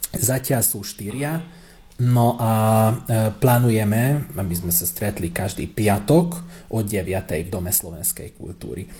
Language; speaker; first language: Slovak; early bilingual, heritage; Slovak